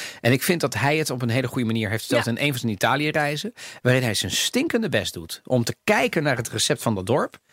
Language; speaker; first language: Dutch; native; Dutch